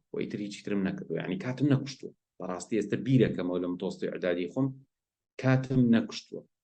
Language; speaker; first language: Central Kurdish; non-native, local second language; Gurani